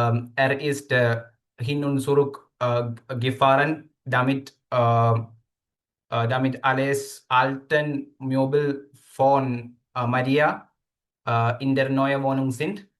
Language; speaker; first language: German; non-native, learner; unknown